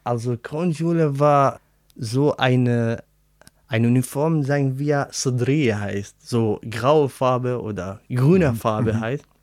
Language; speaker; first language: German; non-native, learner; Arabic